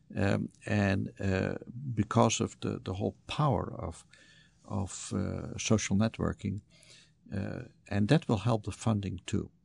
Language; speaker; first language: English; non-native, fluent; Dutch